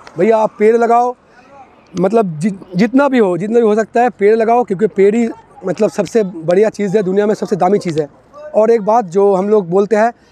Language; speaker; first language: Hindi; non-native, local second language; Bangla